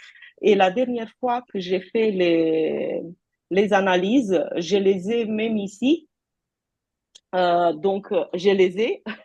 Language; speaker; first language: French; non-native, fluent; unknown